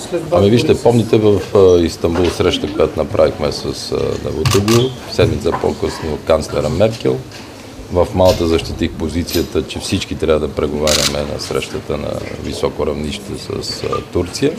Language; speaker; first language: Bulgarian; native; Bulgarian